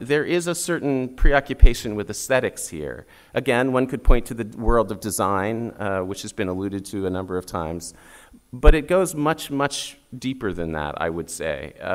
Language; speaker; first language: English; native; English